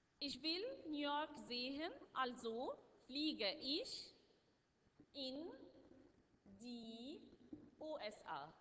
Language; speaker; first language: German; non-native, learner; Arabic